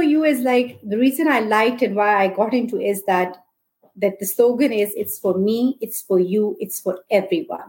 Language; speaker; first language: English; non-native, local second language; Urdu